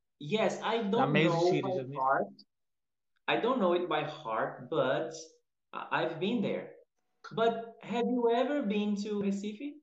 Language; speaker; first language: English; non-native, fluent; Portuguese